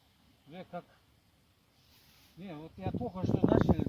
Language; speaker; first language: Russian; non-native, learner; Tajik